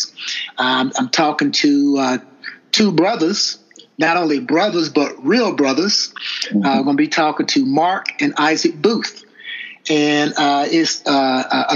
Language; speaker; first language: English; native; English